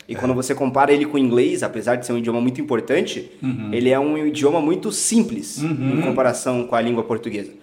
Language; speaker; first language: Portuguese; early bilingual, heritage; Portuguese